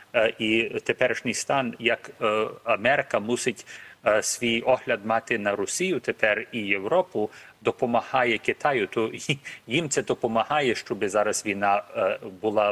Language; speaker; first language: Ukrainian; early bilingual, heritage; Ukrainian